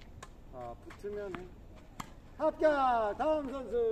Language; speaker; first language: Korean; native; Korean